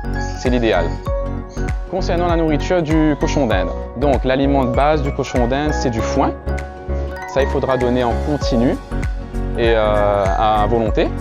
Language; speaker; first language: French; native; French